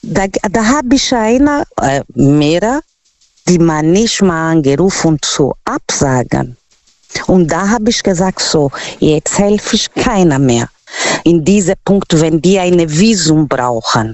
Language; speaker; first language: German; non-native, learner; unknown